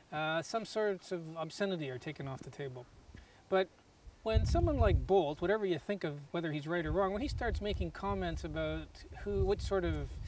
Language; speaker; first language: English; native; English